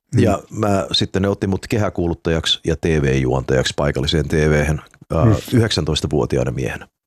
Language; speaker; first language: Finnish; early bilingual, heritage; Finnish